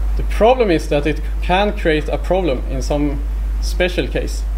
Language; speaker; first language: English; non-native, fluent; Swedish